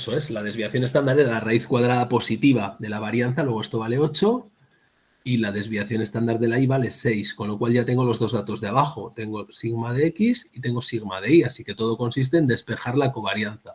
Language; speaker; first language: Spanish; native; Spanish